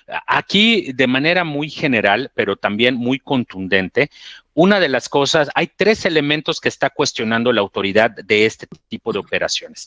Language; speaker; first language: Spanish; native; Spanish